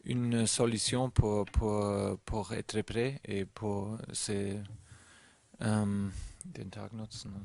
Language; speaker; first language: French; non-native, learner; German